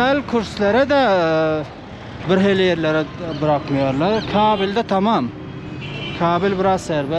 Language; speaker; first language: Turkish; non-native, learner; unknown